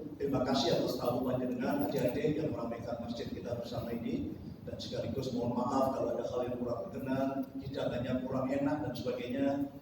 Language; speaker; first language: Indonesian; native; Indonesian